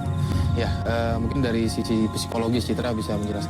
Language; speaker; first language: Indonesian; native; Indonesian